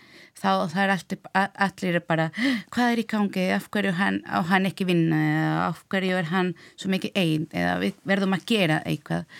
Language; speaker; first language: Icelandic; non-native, learner; Spanish